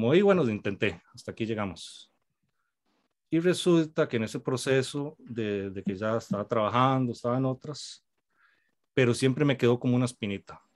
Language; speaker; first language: Spanish; native; Spanish